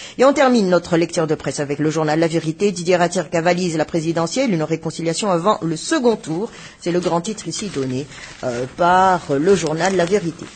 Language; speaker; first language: French; non-native, local second language; Malagasy